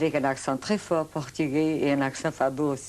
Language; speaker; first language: French; non-native, fluent; Portuguese